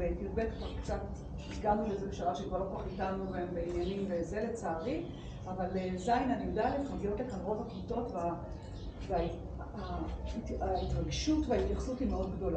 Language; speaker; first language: Hebrew; native; Hebrew